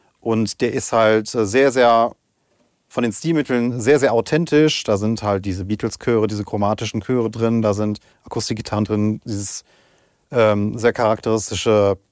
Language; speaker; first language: German; native; German